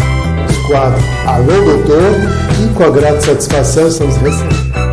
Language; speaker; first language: Portuguese; native; Portuguese